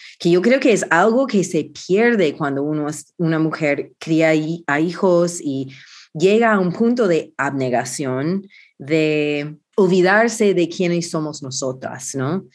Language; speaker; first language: Spanish; non-native, fluent; English